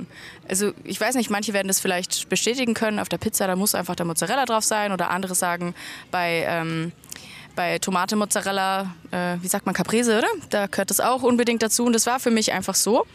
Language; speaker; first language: German; native; German